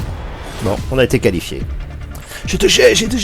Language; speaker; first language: French; native; French